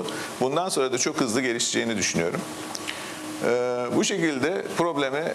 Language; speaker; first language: Turkish; native; Turkish